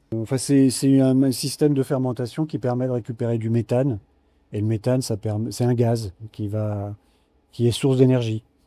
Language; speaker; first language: French; native; French